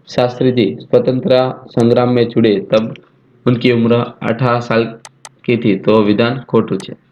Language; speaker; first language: Hindi; non-native, local second language; Gujarati